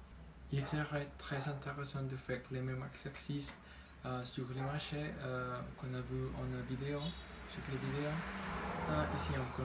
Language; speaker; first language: French; non-native, learner; Spanish